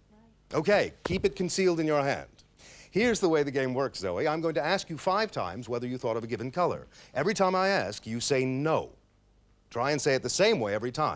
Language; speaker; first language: English; native; English